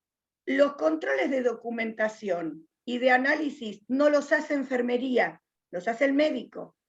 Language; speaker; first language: Spanish; native; Spanish